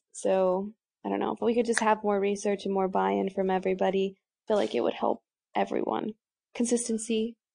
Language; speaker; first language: English; native; English